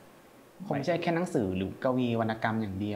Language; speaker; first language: Thai; native; Thai